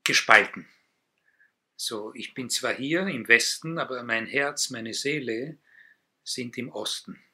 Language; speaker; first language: German; non-native, fluent; Hebrew